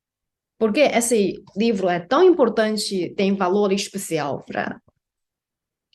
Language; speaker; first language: Portuguese; non-native, fluent; Chinese